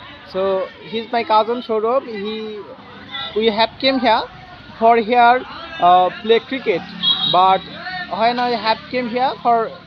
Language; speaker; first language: English; non-native, learner; Bangla